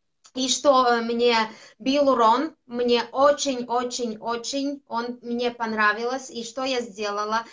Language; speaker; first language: Russian; non-native, local second language; Latvian